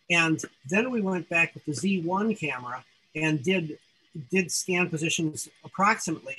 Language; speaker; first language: English; native; English